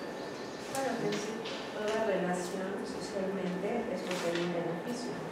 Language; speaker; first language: Spanish; native; Spanish